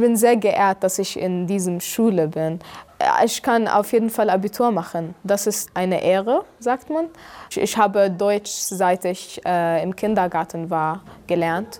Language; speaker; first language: German; non-native, fluent; Arabic